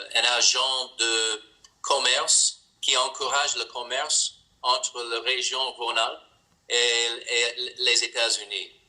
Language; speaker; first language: French; non-native, learner; English